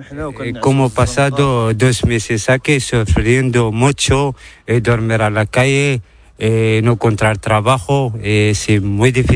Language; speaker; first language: Spanish; non-native, learner; Arabic